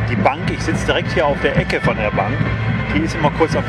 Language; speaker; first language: German; native; German